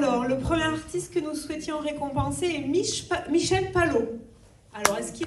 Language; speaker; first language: French; native; French